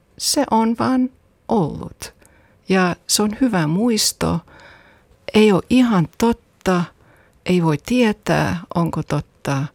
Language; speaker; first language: Finnish; non-native, fluent; English